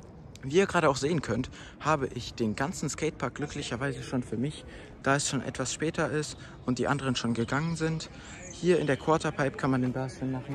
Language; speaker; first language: German; native; German